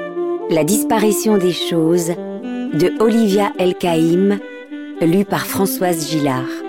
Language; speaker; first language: French; native; French